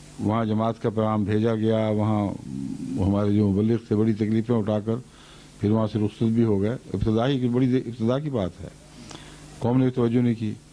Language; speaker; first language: Urdu; native; Urdu